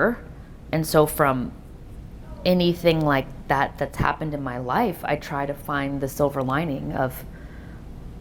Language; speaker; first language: English; native; English